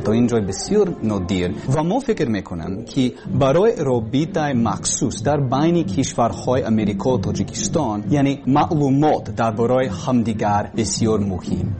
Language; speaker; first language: Persian; non-native, learner; English